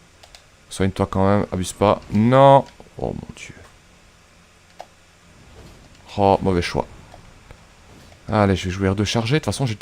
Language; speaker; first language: French; native; French